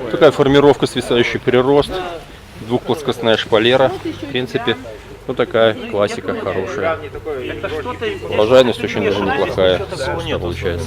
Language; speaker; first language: Russian; native; Russian